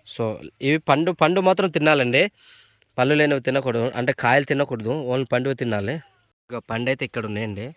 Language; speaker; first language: Telugu; non-native, local second language; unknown